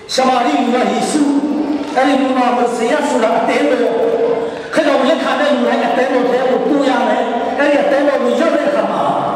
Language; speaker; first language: Burmese; non-native, local second language; Tedim Chin